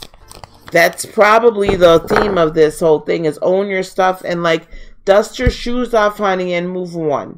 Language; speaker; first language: English; native; English